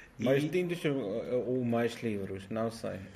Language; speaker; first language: Portuguese; non-native, learner; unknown